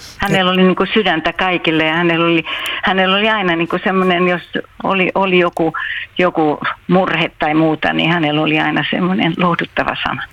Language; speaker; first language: Finnish; native; Finnish